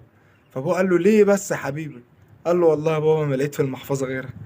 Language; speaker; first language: Arabic; native; Arabic